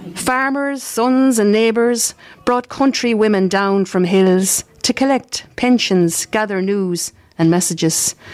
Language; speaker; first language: English; native; English